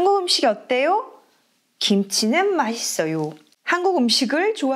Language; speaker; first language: Korean; non-native, learner; German